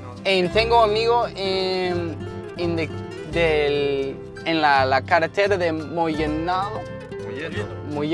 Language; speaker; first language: Spanish; non-native, learner; English